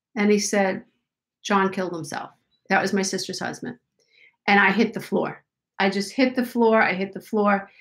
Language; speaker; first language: English; native; English